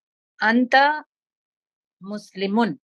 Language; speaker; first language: Arabic; non-native, learner; Urdu